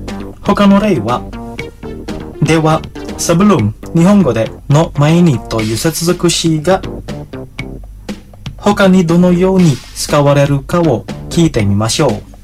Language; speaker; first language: Japanese; non-native, fluent; Indonesian